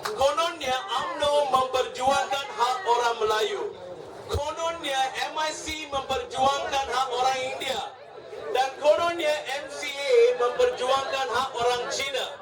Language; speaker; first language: Malay; non-native, local second language; Tamil